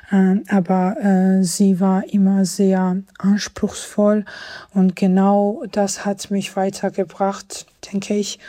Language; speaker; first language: German; non-native, fluent; Georgian